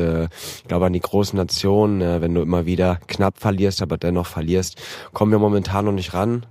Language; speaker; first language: German; native; German